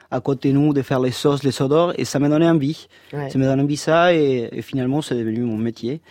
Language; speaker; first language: French; non-native, fluent; Spanish